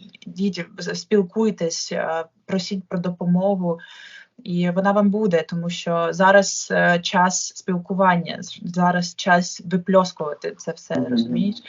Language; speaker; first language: Ukrainian; non-native, local second language; Russian